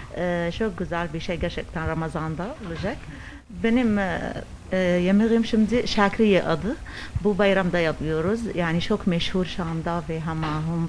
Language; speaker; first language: Turkish; non-native, learner; Arabic